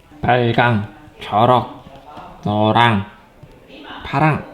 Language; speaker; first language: Korean; native; Korean